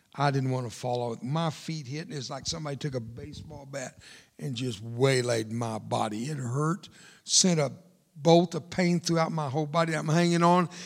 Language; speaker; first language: English; early bilingual, other home language; Spanish